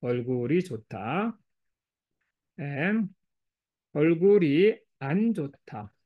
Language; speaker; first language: Korean; non-native, fluent; English